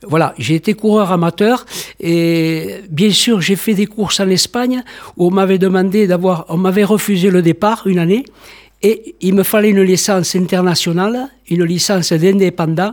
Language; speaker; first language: French; native; French